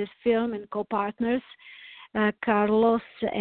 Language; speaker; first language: English; non-native, learner; Serbian